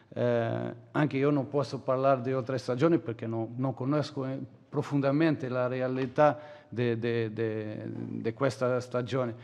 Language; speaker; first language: Italian; non-native, learner; Portuguese